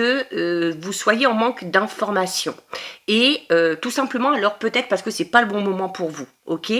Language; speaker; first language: French; native; French